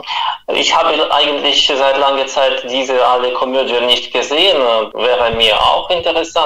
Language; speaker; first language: German; non-native, fluent; Russian